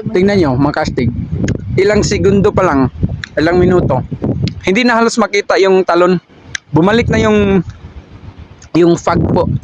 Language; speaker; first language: Filipino; non-native, local second language; Cebuano